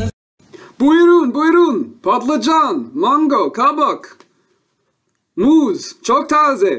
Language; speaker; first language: Turkish; non-native, learner; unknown